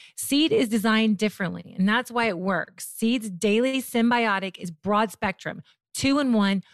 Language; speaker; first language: English; native; English